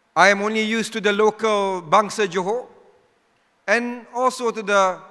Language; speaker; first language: English; non-native, local second language; Malay